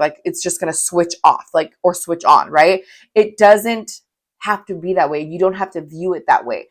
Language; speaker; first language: English; native; English